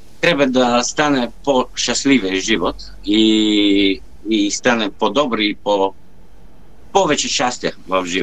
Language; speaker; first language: Bulgarian; non-native, learner; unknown